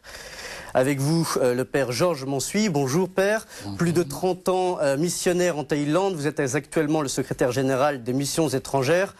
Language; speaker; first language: French; native; French